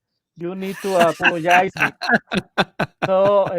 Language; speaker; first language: English; non-native, local second language; Spanish